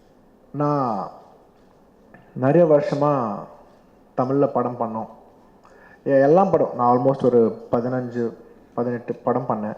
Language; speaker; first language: Tamil; non-native, local second language; Telugu